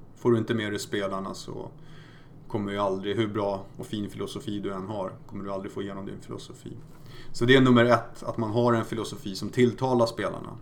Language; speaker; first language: Swedish; early bilingual, other home language; Polish